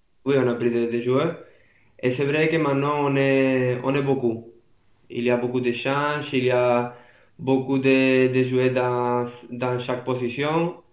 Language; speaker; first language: French; non-native, fluent; Spanish